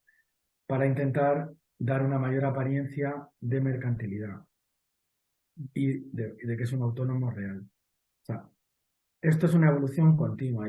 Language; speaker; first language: Spanish; native; Spanish